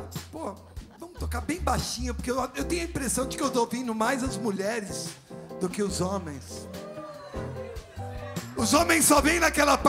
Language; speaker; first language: Portuguese; non-native, fluent; English